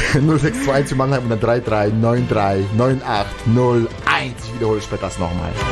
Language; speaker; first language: German; non-native, fluent; Polish